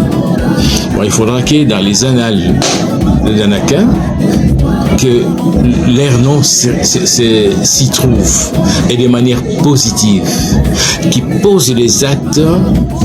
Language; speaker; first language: French; non-native, local second language; Luba-Lulua